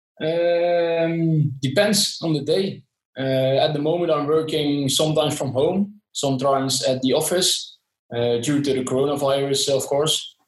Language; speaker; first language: English; non-native, fluent; Dutch